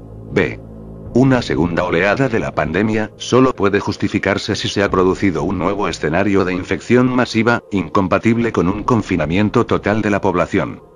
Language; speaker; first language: Spanish; native; Spanish